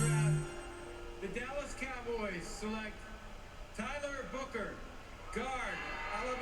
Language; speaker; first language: English; native; English